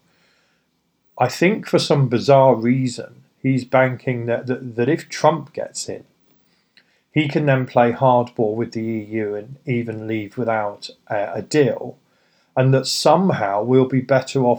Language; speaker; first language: English; native; English